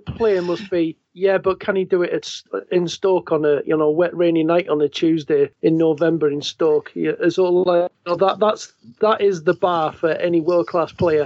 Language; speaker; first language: English; native; English